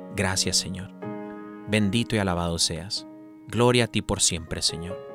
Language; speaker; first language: Spanish; early bilingual, heritage; Spanish